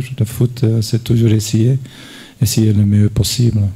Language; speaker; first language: French; non-native, learner; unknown